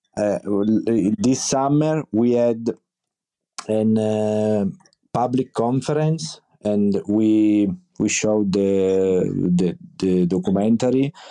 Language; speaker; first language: English; non-native, learner; Italian